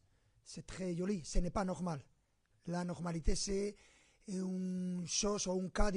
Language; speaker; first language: French; non-native, fluent; Spanish